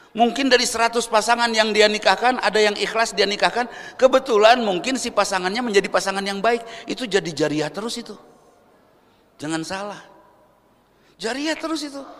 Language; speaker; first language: Indonesian; non-native, local second language; Sundanese